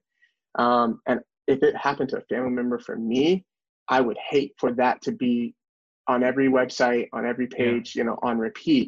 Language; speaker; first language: English; native; English